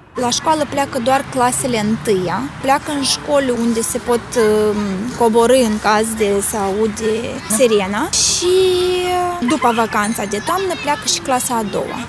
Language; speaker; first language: Romanian; native; Romanian